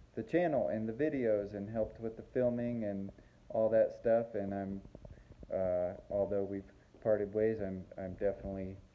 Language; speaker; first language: English; native; English